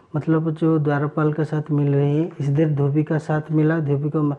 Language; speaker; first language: Hindi; non-native, local second language; Odia